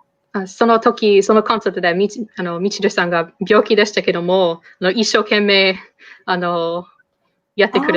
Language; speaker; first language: Japanese; non-native, fluent; English